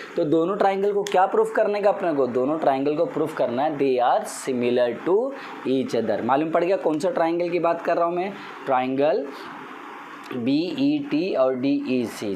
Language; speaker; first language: Hindi; non-native, local second language; Marathi